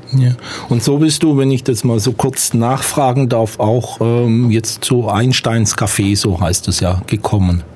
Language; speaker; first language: German; native; German